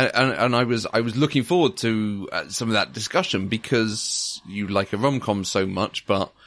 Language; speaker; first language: English; native; English